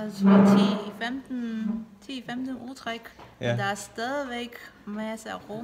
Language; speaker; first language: Danish; non-native, fluent; Chinese